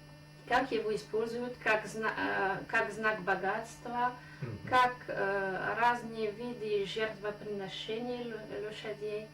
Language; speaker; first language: Russian; non-native, fluent; French